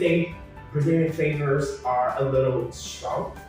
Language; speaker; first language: English; non-native, fluent; Portuguese